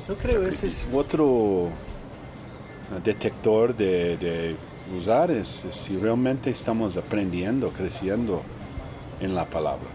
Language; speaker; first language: Spanish; non-native, fluent; Portuguese